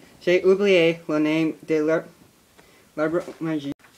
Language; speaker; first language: French; non-native, learner; English